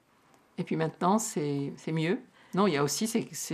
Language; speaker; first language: French; native; French